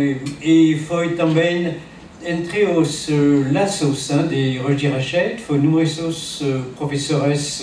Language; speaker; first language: Portuguese; non-native, learner; French